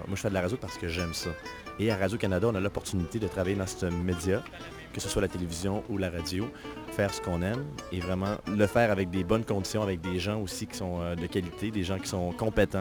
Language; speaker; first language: French; native; French